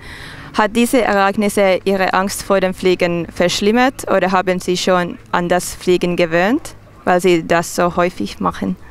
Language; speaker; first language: German; non-native, fluent; Finnish